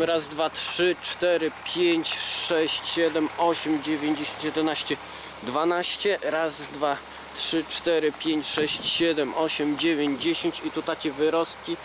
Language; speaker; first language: Polish; native; Polish